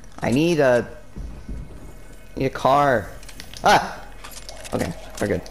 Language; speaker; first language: English; native; English